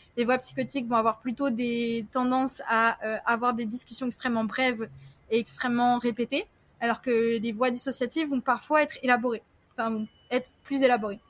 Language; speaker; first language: French; early bilingual, other home language; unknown